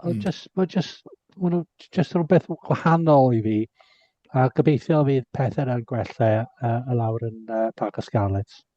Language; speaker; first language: Welsh; native; Welsh